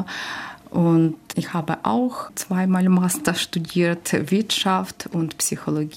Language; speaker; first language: German; non-native, learner; Ukrainian